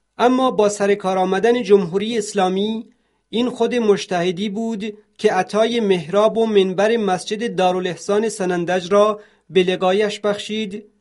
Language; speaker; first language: Persian; non-native, local second language; Central Kurdish